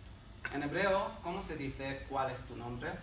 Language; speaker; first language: Spanish; non-native, learner; Hebrew